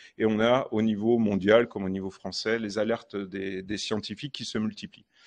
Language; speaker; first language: French; native; French